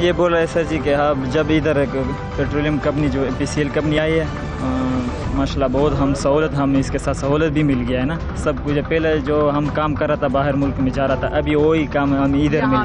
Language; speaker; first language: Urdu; non-native, local second language; Pashto